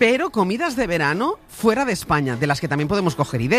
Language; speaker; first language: Spanish; native; Spanish